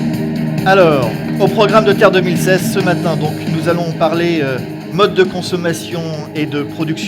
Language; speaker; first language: French; native; French